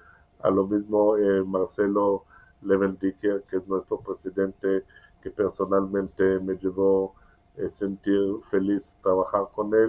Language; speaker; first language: Spanish; non-native, learner; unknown